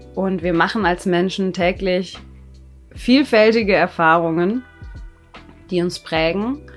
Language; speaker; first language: German; non-native, fluent; Indonesian